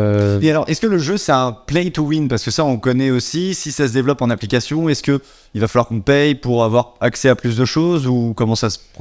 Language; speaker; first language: French; native; French